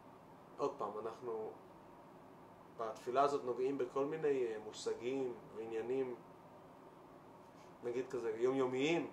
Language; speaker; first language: Hebrew; native; Hebrew